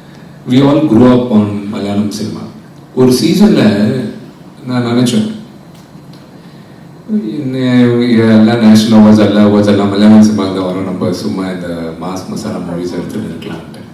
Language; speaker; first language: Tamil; non-native, local second language; Telugu